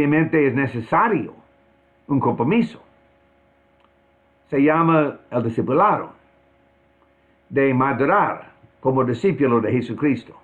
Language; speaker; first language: Spanish; non-native, fluent; English